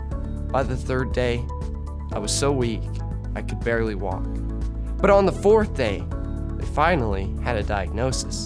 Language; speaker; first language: English; native; English